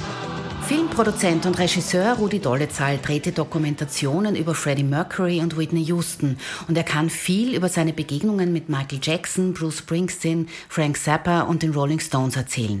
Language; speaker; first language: German; native; German